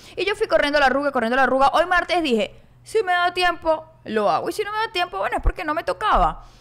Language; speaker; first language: Spanish; native; Spanish